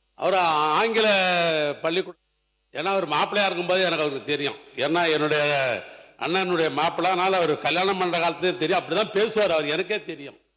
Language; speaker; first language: Tamil; native; Tamil